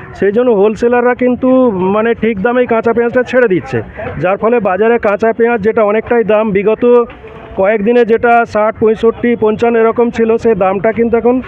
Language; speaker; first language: Bangla; native; Bangla